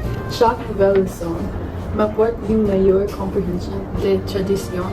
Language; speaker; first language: French; non-native, learner; English